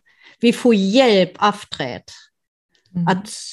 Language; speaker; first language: Swedish; non-native, fluent; German